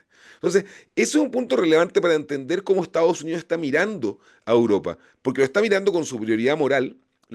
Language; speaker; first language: Spanish; native; Spanish